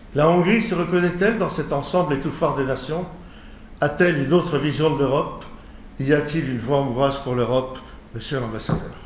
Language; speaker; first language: French; native; French